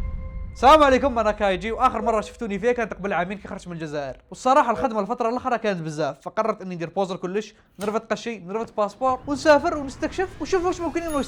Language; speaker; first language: Arabic; native; Arabic